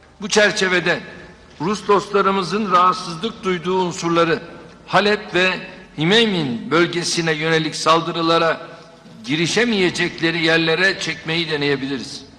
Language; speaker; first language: Turkish; native; Turkish